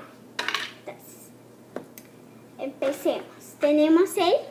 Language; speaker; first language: Spanish; early bilingual, heritage; Spanish